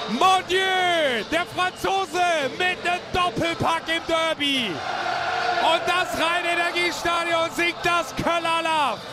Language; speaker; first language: German; native; German